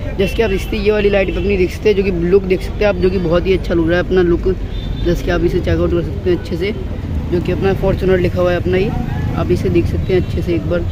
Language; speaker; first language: Hindi; native; Hindi